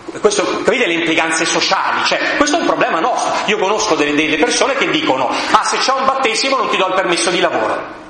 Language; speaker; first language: Italian; native; Italian